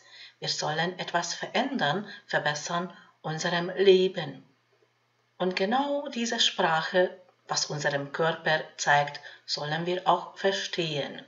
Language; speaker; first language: German; non-native, fluent; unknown